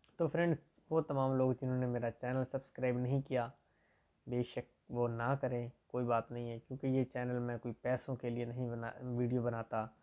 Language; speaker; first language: Urdu; non-native, local second language; Saraiki